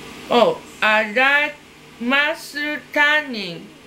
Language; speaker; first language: English; non-native, learner; Japanese